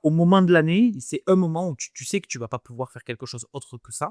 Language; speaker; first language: French; native; French